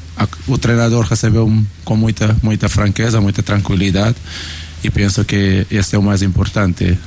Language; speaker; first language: Portuguese; non-native, local second language; Kabuverdianu